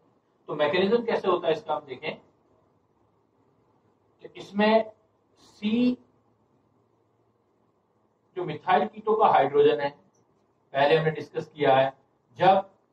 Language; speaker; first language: Hindi; native; Hindi